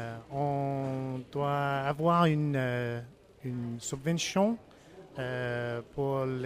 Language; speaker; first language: French; non-native, learner; English